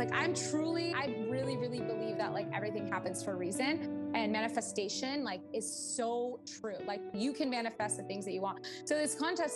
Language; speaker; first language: English; early bilingual, other home language; Portuguese